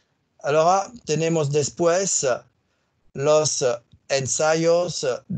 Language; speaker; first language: Spanish; non-native, learner; French